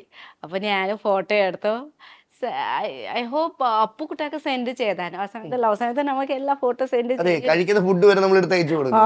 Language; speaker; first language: Malayalam; non-native, learner; Nepali